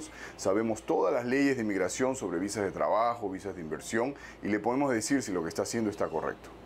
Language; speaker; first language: Spanish; native; Spanish